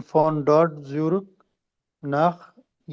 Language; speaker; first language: German; non-native, learner; Urdu